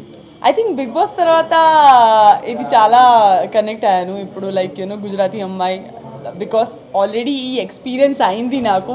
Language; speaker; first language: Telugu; non-native, learner; Gujarati